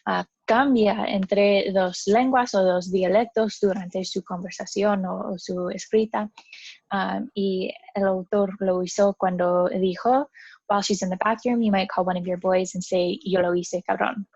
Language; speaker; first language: Spanish; non-native, learner; English